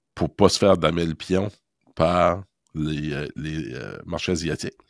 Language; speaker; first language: French; native; French